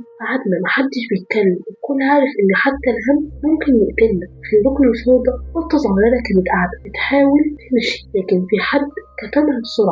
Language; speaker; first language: Arabic; native; Arabic